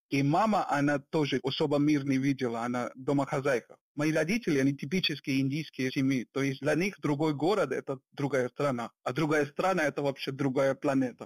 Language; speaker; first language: Russian; non-native, fluent; Hindi